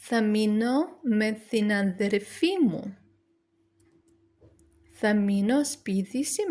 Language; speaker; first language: Greek; non-native, learner; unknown